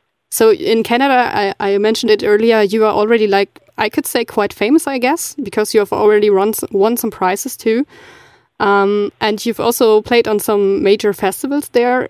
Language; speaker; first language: English; non-native, fluent; German